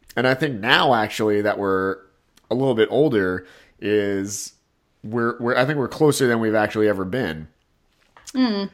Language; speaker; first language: English; native; English